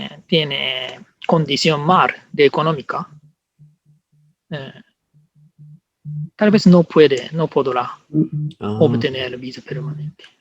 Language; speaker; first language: Spanish; non-native, learner; Japanese